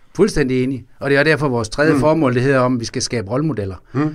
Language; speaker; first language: Danish; native; Danish